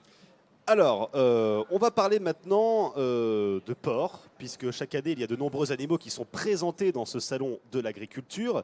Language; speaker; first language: French; native; French